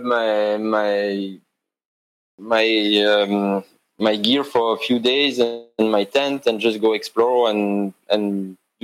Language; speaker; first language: English; non-native, fluent; French